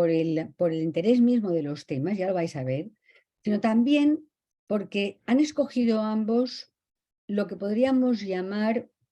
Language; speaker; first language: Spanish; native; Spanish